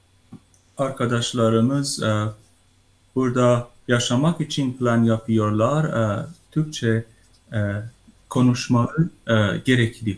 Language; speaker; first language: Turkish; non-native, learner; Persian